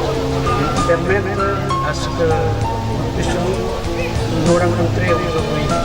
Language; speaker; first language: French; non-native, fluent; Lao